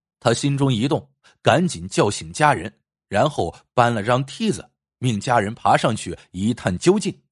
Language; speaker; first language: Chinese; native; Chinese